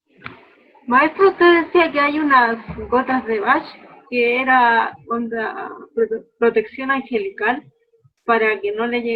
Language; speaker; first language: Spanish; native; Spanish